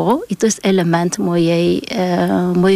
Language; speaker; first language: Polish; early bilingual, other home language; Vietnamese